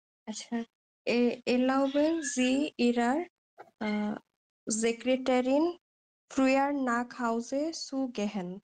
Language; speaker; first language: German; non-native, learner; Bangla